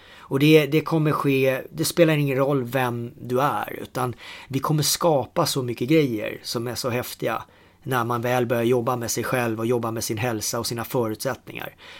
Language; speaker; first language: Swedish; native; Swedish